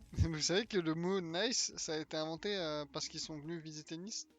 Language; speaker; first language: French; native; French